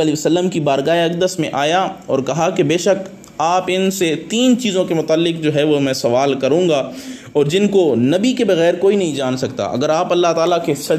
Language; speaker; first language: Urdu; native; Urdu